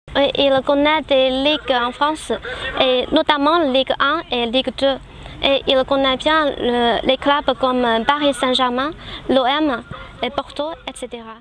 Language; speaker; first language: French; non-native, fluent; Chinese